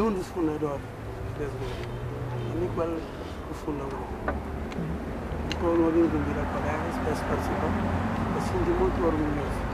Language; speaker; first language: Portuguese; non-native, local second language; Upper Guinea Crioulo